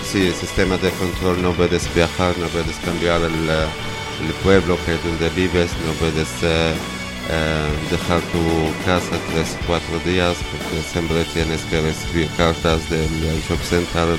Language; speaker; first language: Spanish; non-native, learner; Arabic